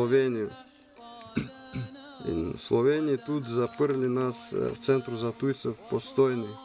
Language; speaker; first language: Slovenian; non-native, learner; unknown